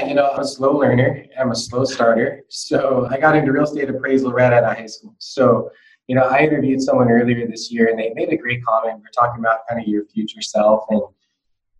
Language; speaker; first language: English; native; English